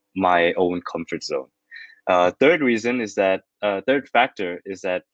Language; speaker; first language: English; non-native, fluent; Thai